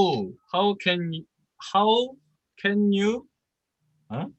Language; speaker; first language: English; non-native, learner; Korean